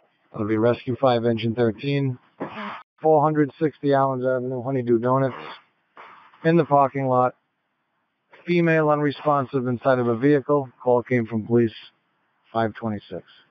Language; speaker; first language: English; early bilingual, other home language; Spanish